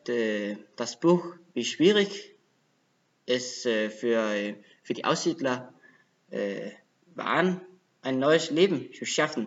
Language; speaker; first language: German; non-native, learner; Danish